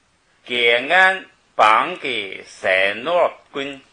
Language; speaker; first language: Chinese; native; Chinese